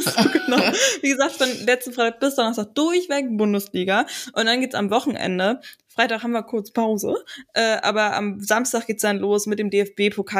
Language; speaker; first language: German; native; German